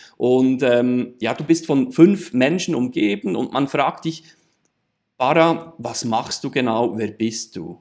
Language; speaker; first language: German; native; German